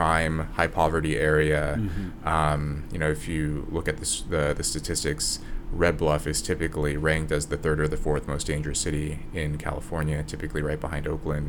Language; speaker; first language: English; native; English